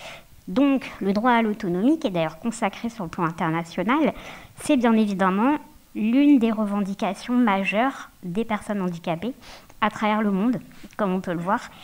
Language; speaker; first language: French; native; French